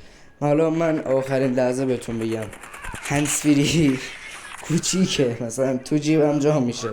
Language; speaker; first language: Persian; native; Persian